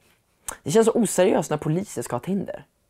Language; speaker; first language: Swedish; native; Swedish